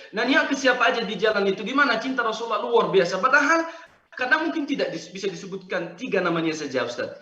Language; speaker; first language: Indonesian; non-native, fluent; Arabic